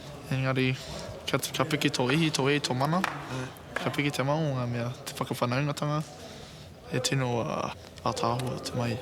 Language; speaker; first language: Māori; non-native, local second language; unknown